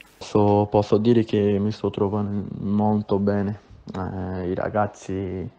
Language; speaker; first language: Italian; non-native, fluent; Portuguese